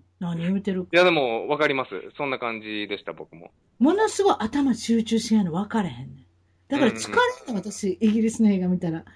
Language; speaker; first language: Japanese; native; Japanese